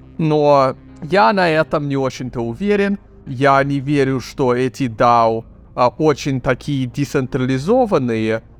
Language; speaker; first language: Russian; early bilingual, heritage; Russian